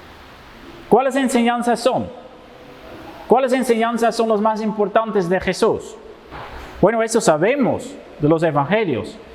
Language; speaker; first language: Spanish; non-native, fluent; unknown